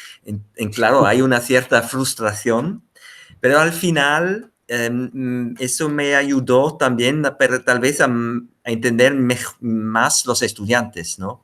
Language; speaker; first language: Spanish; non-native, fluent; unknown